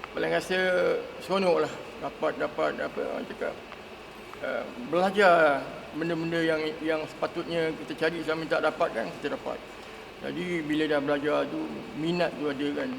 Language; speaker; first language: Malay; native; Malay